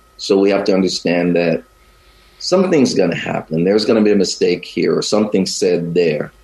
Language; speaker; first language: English; native; English